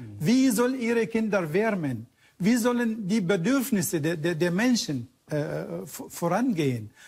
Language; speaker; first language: German; non-native, fluent; Arabic